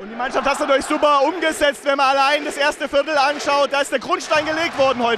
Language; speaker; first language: German; native; German